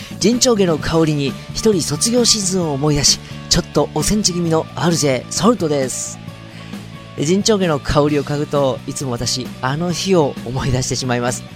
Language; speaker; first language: Japanese; native; Japanese